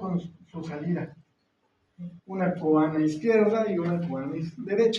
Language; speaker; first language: Spanish; native; Spanish